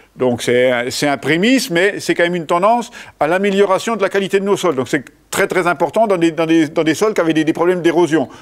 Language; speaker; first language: French; native; French